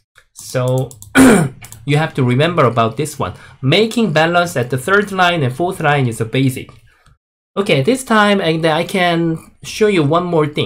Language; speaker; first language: English; non-native, fluent; Korean